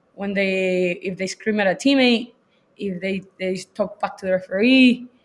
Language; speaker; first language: English; non-native, fluent; Spanish